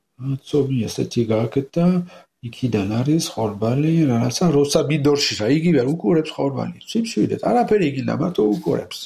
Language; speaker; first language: Georgian; non-native, learner; French